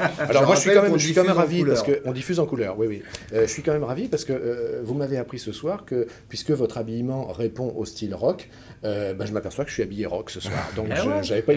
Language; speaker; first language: French; native; French